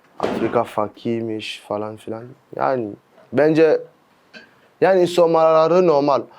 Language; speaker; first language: Turkish; non-native, fluent; French